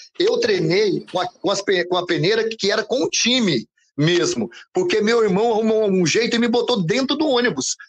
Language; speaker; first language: Portuguese; native; Portuguese